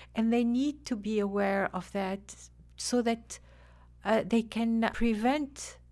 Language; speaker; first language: English; non-native, fluent; Arabic